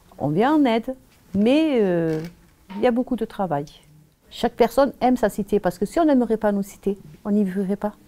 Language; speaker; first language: French; native; French